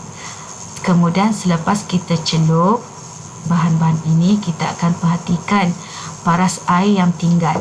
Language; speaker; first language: Malay; native; Malay